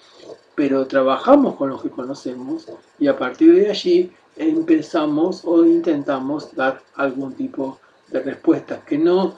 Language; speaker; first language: Spanish; native; Spanish